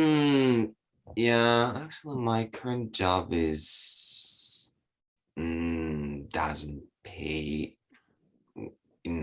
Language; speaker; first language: English; non-native, learner; Japanese